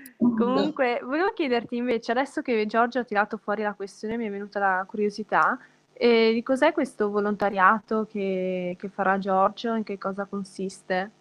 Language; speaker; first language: Italian; native; Italian